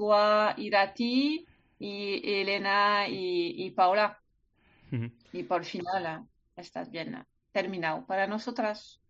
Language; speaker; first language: Spanish; non-native, learner; French